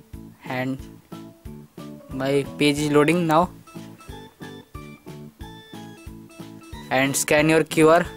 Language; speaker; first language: English; non-native, learner; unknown